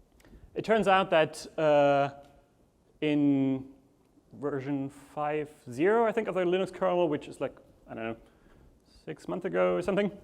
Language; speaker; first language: English; non-native, fluent; German